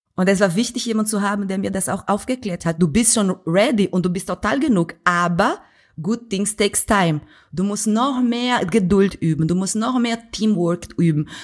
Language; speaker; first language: German; non-native, fluent; Portuguese